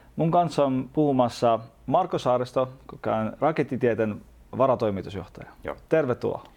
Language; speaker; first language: Finnish; non-native, fluent; Estonian